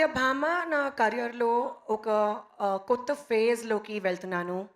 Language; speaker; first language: Telugu; non-native, learner; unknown